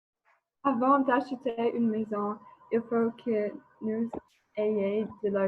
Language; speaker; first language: French; non-native, learner; English